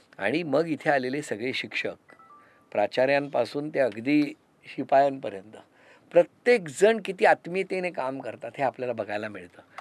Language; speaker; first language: Marathi; native; Marathi